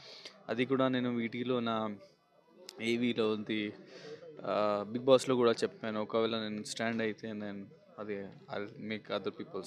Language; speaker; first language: Telugu; non-native, local second language; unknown